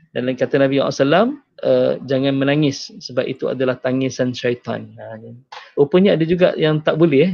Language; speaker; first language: Malay; native; Malay